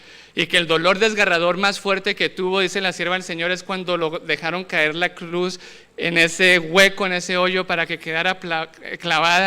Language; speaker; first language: Spanish; native; Spanish